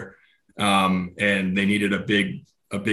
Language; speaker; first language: English; native; English